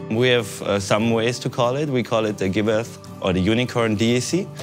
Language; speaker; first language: English; non-native, fluent; Portuguese